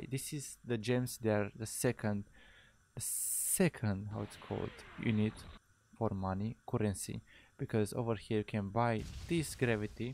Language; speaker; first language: English; non-native, fluent; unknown